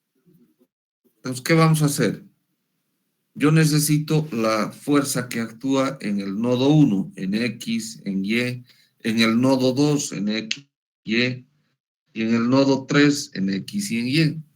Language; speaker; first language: Spanish; native; Spanish